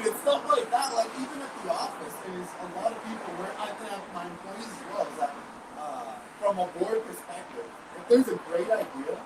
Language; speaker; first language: English; native; English